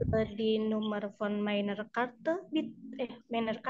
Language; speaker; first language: German; non-native, learner; Indonesian